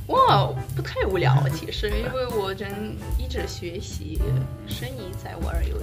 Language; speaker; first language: Chinese; non-native, learner; Russian